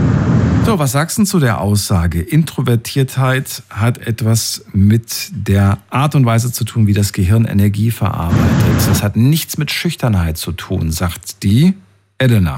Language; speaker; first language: German; native; German